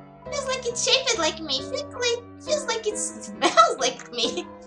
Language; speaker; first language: English; non-native, fluent; Portuguese